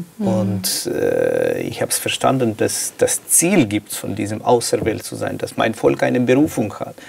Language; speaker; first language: German; non-native, fluent; Russian